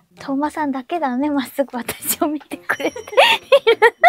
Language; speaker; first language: Japanese; native; Japanese